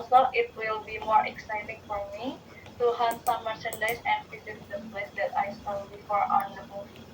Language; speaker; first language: English; non-native, learner; Indonesian